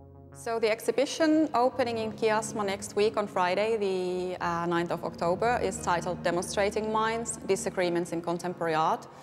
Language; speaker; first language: English; non-native, fluent; Finnish